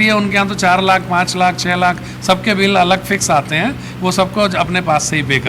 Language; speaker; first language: Hindi; native; Hindi